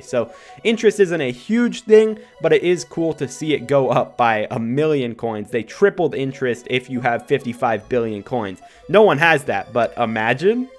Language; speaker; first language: English; native; English